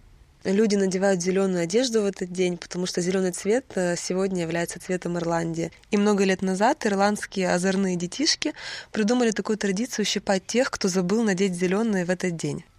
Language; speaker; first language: Russian; native; Russian